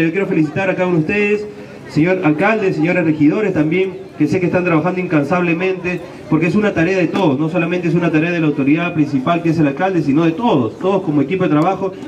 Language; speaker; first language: Spanish; native; Spanish